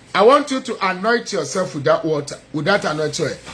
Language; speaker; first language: English; non-native, local second language; Yoruba